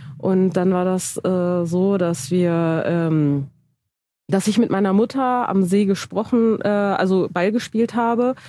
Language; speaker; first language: German; early bilingual, other home language; Turkish